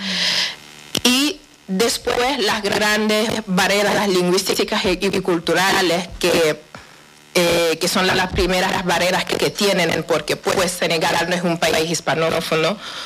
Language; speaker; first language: Spanish; non-native, fluent; Wolof